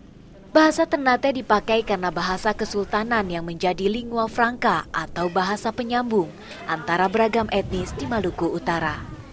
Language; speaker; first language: Indonesian; native; Indonesian